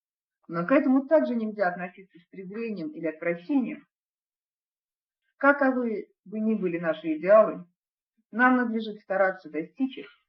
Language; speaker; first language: Russian; native; Russian